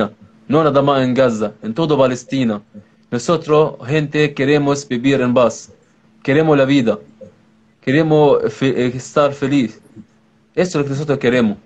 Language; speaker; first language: Spanish; non-native, learner; Arabic